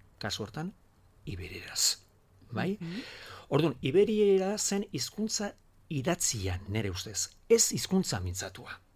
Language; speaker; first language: Basque; non-native, local second language; Spanish